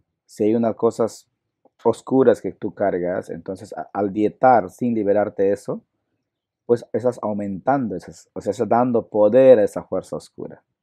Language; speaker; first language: Spanish; non-native, local second language; Shipibo-Conibo